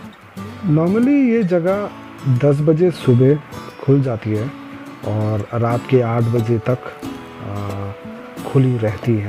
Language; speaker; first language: Hindi; native; Hindi